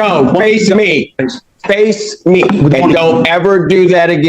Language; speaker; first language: English; native; English